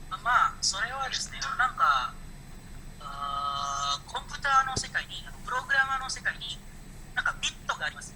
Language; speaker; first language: Japanese; non-native, learner; Indonesian